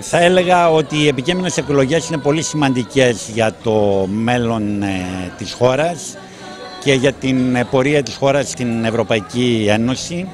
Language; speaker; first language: Greek; native; Greek